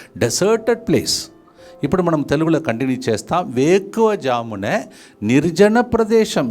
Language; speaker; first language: Telugu; non-native, fluent; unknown